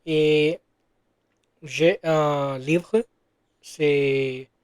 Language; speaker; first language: French; non-native, learner; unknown